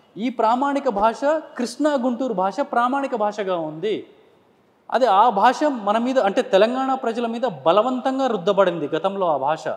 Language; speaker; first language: Telugu; native; Telugu